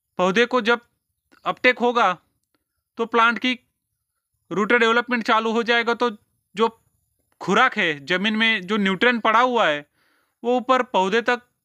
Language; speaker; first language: Hindi; non-native, local second language; Marathi